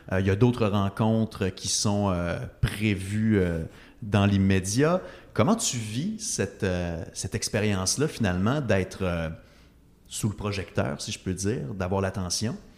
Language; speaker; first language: French; native; French